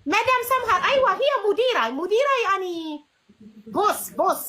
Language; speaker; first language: Arabic; non-native, learner; Amharic